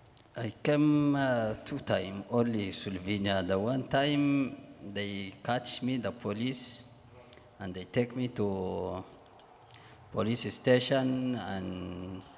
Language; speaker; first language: English; non-native, learner; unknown